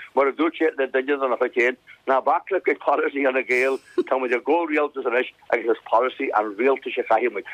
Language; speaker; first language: Irish; native; Irish